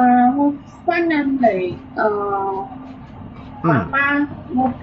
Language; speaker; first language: Cantonese; non-native, learner; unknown